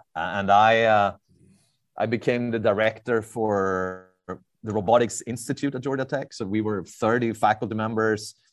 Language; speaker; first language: English; non-native, fluent; Swedish